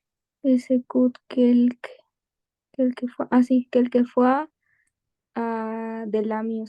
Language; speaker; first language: French; non-native, learner; Spanish